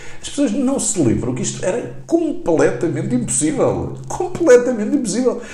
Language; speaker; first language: Portuguese; native; Portuguese